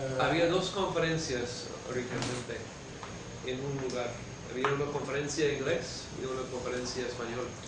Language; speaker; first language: Spanish; early bilingual, heritage; English